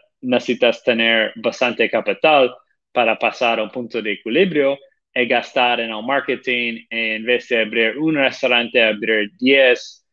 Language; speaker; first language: Spanish; non-native, fluent; Portuguese